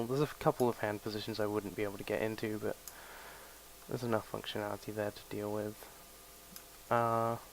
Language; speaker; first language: English; native; English